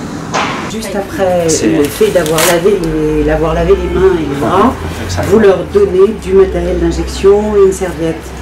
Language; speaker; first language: French; native; French